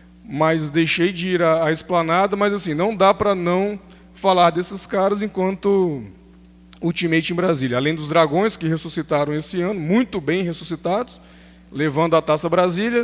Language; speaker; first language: Portuguese; native; Portuguese